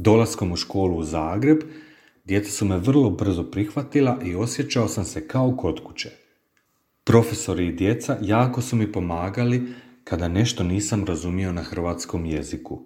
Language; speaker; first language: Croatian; early bilingual, heritage; Croatian